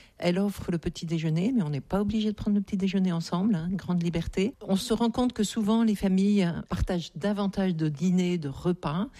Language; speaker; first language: French; native; French